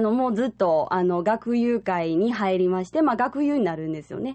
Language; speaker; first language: Japanese; non-native, fluent; Chinese